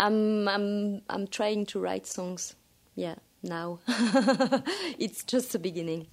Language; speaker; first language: English; non-native, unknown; French